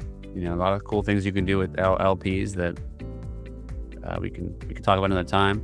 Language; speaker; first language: English; native; English